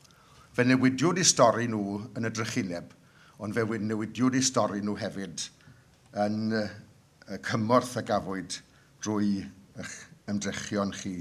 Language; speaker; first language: Welsh; native; Welsh